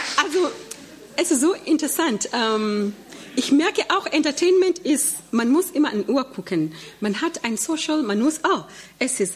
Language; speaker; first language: German; non-native, fluent; Swahili